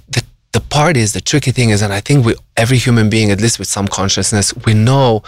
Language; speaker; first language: English; non-native, fluent; Slovenian